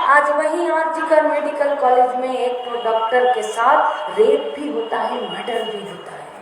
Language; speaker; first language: Hindi; non-native, local second language; Bangla